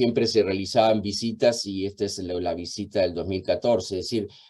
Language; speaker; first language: Spanish; native; Spanish